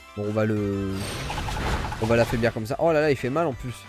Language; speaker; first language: French; native; French